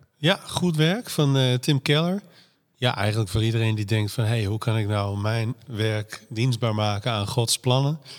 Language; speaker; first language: Dutch; native; Dutch